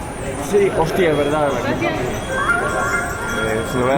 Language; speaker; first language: Spanish; native; Spanish